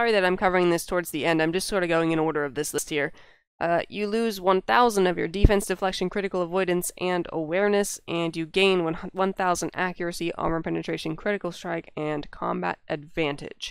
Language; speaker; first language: English; native; English